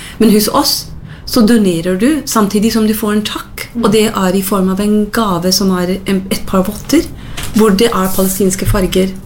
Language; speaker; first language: Norwegian; non-native, fluent; English